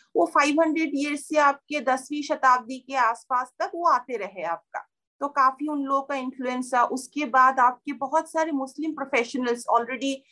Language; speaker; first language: Hindi; non-native, local second language; Assamese